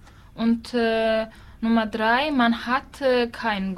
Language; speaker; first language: German; non-native, learner; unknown